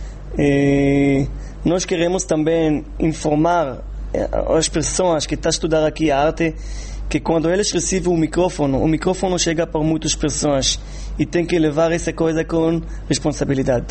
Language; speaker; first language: Portuguese; non-native, fluent; Hebrew